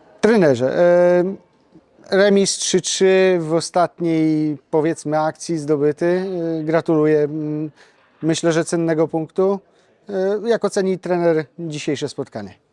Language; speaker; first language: Polish; native; Polish